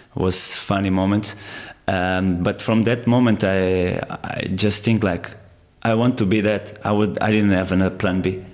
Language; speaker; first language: English; non-native, fluent; Portuguese